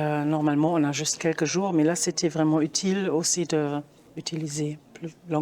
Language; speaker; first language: French; non-native, fluent; German